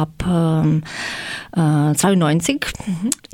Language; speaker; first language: German; non-native, fluent; Croatian